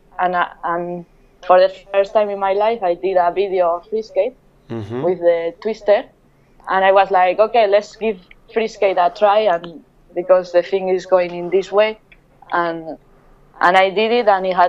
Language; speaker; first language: English; non-native, fluent; Spanish